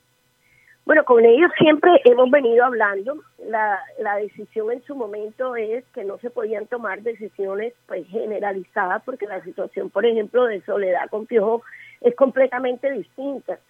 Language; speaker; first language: Spanish; native; Spanish